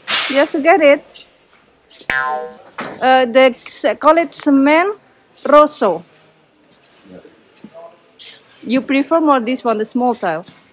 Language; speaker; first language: English; non-native, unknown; Indonesian